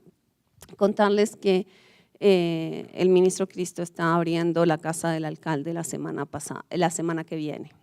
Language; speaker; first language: Spanish; native; Spanish